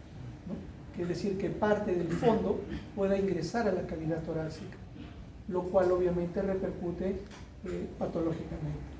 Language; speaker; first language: Spanish; native; Spanish